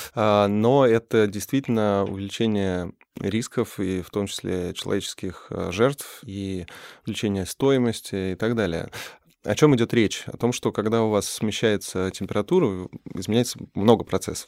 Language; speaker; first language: Russian; native; Russian